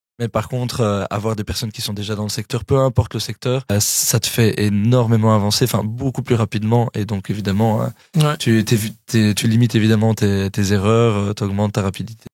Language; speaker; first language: French; native; French